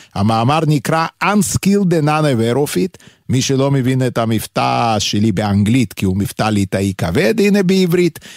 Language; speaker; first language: Hebrew; non-native, fluent; Yiddish